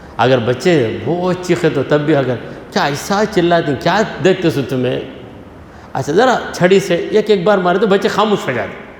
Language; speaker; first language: Urdu; native; Urdu